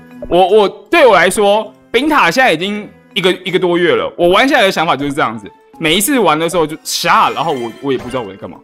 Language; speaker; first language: Chinese; native; Chinese